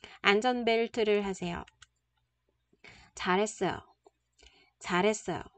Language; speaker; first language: Korean; non-native, fluent; Vietnamese